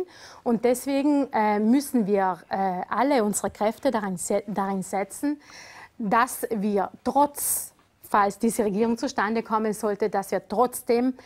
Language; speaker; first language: German; native; German